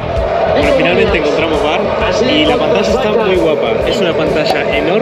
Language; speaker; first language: Spanish; native; Spanish